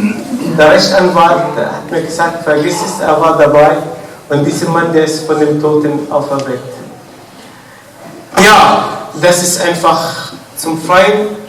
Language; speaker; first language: German; non-native, fluent; Arabic